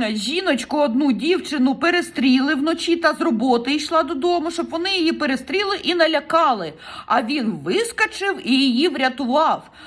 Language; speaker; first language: Ukrainian; non-native, local second language; Russian